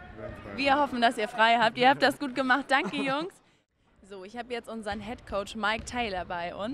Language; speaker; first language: German; native; German